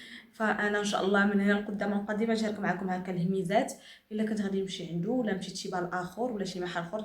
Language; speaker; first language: Arabic; native; Arabic